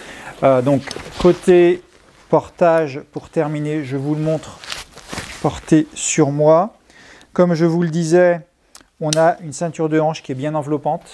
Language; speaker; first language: French; native; French